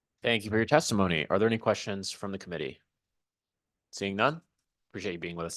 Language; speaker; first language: English; native; English